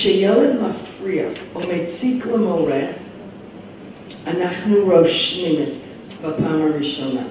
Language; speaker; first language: Hebrew; non-native, fluent; English